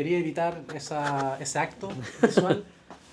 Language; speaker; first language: Spanish; native; Spanish